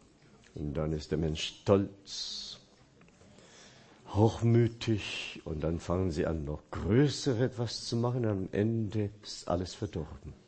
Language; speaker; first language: German; non-native, fluent; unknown